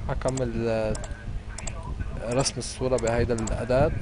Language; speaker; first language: Arabic; native; Arabic